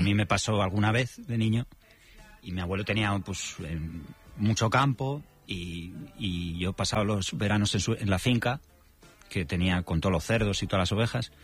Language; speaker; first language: Spanish; native; Spanish